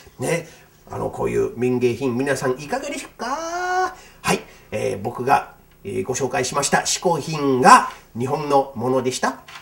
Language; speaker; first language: Japanese; non-native, fluent; English